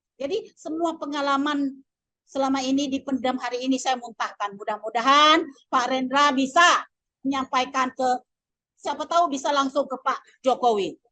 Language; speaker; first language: Indonesian; non-native, local second language; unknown